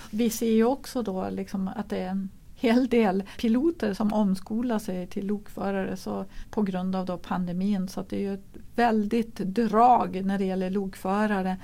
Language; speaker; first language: Swedish; native; Swedish